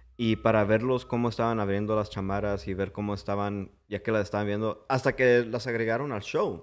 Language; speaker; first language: Spanish; early bilingual, heritage; English